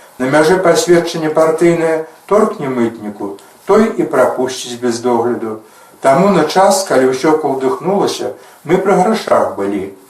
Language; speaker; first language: Belarusian; native; Belarusian